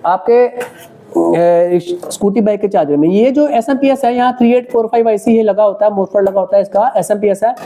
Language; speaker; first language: Hindi; native; Hindi